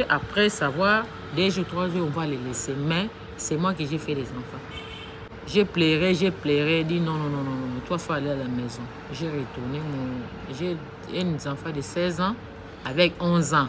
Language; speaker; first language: French; non-native, learner; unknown